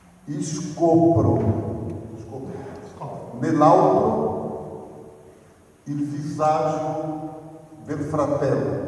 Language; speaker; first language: Italian; non-native, fluent; Portuguese